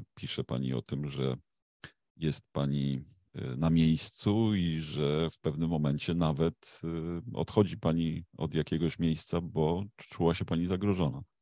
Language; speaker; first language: Polish; native; Polish